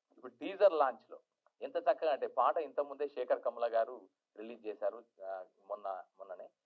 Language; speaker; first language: Telugu; native; Telugu